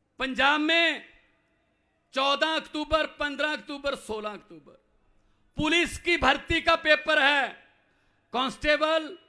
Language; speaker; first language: Hindi; non-native, local second language; Punjabi